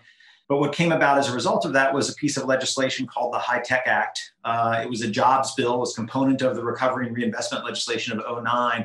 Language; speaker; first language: English; native; English